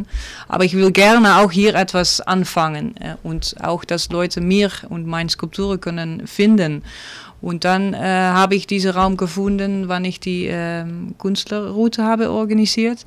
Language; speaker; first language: German; non-native, learner; Dutch